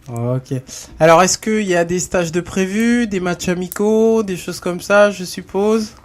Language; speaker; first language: French; native; French